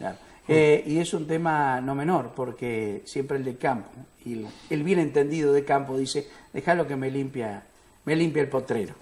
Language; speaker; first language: Spanish; native; Spanish